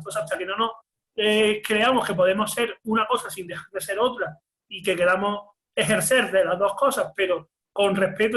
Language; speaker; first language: Spanish; native; Spanish